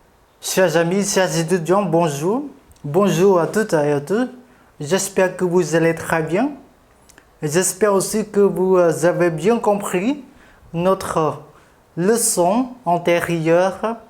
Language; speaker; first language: French; non-native, fluent; Khmer